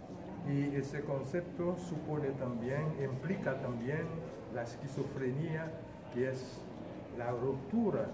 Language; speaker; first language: Spanish; non-native, fluent; Haitian Creole